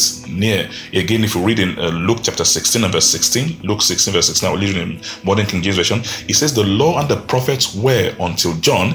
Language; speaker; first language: English; non-native, local second language; Yoruba